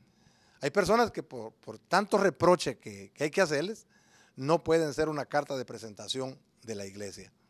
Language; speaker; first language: Spanish; native; Spanish